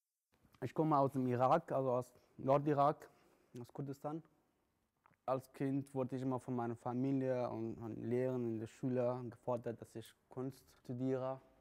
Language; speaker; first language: German; non-native, fluent; Kurdish